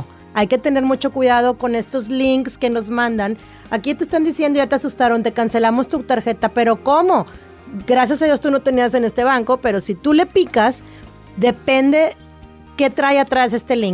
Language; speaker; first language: Spanish; native; Spanish